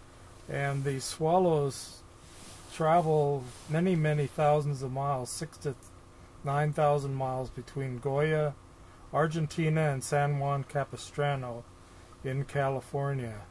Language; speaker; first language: English; native; English